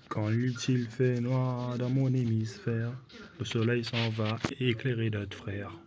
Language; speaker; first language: French; native; French